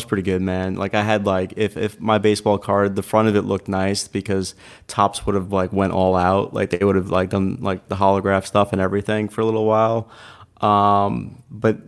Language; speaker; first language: English; native; English